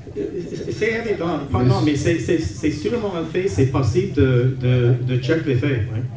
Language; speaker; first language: French; non-native, local second language; English